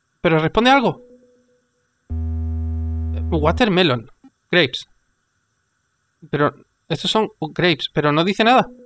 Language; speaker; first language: Spanish; native; Spanish